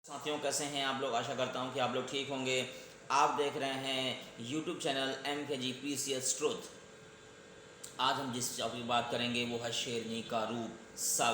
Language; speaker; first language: Hindi; native; Hindi